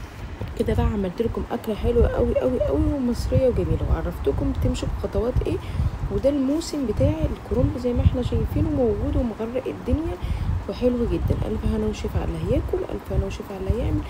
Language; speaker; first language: Arabic; native; Arabic